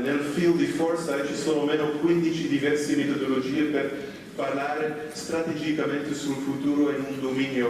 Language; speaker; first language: Italian; non-native, fluent; Dutch